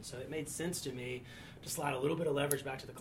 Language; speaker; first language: English; native; English